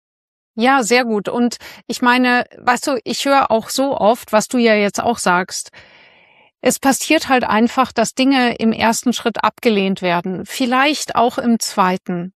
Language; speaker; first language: German; native; German